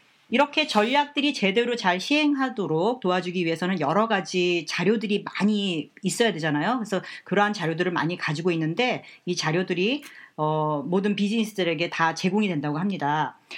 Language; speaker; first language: Korean; native; Korean